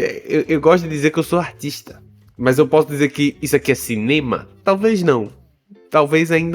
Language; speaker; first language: Portuguese; native; Portuguese